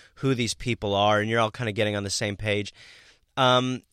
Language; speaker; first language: English; native; English